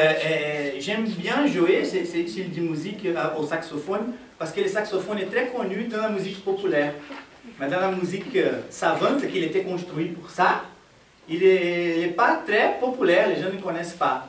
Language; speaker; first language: French; non-native, fluent; Portuguese